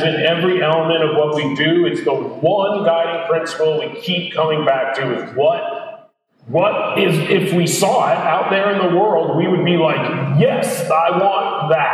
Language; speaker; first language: English; native; English